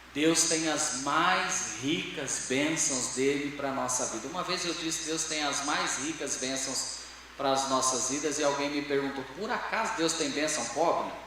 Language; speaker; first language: Portuguese; native; Portuguese